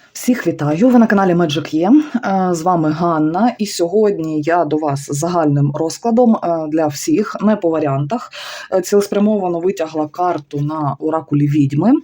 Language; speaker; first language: Ukrainian; non-native, local second language; Russian